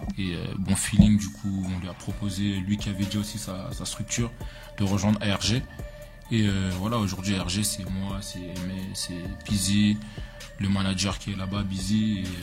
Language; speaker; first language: French; native; French